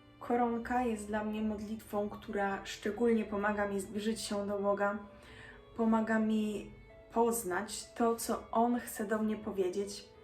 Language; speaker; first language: Polish; native; Polish